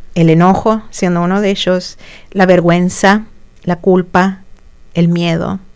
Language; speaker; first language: Spanish; native; Spanish